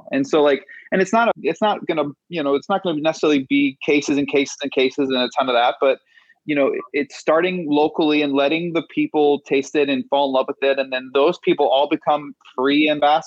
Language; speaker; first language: English; native; English